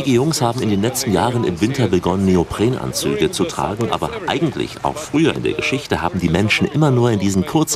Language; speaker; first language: German; native; German